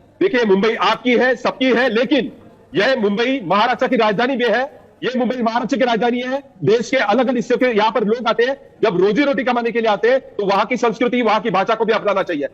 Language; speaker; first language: Hindi; non-native, local second language; Marathi